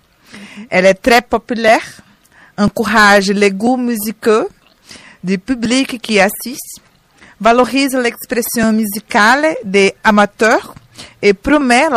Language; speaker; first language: French; non-native, learner; Portuguese